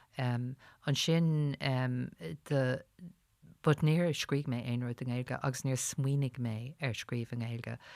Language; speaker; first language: Irish; non-native, local second language; English